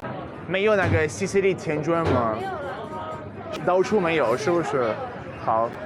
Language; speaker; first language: Chinese; non-native, fluent; Italian